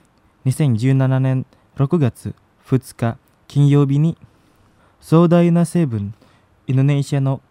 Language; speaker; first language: Japanese; non-native, learner; Indonesian